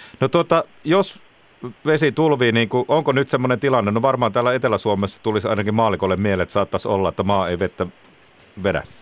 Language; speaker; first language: Finnish; native; Finnish